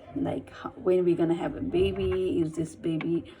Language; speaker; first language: English; non-native, learner; Nepali